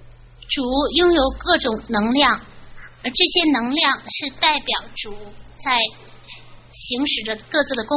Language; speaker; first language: Chinese; native; Chinese